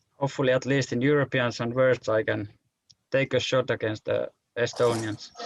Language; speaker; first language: English; non-native, fluent; Finnish